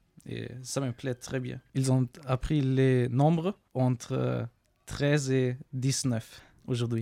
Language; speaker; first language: French; non-native, learner; German